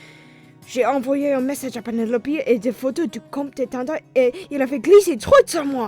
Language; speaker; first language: French; non-native, learner; English